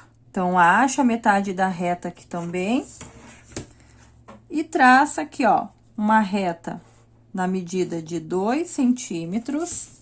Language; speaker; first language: Portuguese; native; Portuguese